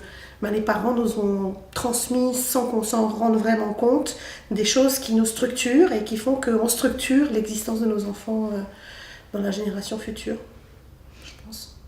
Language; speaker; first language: French; native; French